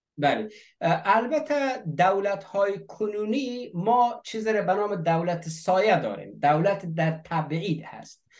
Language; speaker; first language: Persian; native; Persian